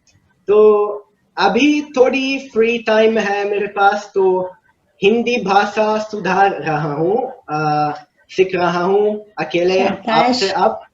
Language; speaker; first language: Hindi; non-native, learner; Italian